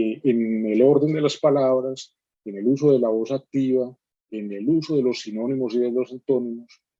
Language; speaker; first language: Spanish; native; Spanish